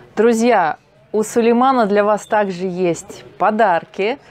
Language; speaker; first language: Russian; native; Russian